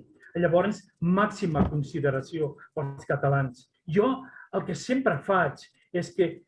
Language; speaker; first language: Catalan; non-native, local second language; Spanish